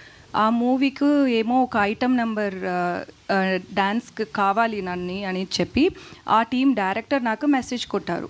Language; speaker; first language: Telugu; non-native, learner; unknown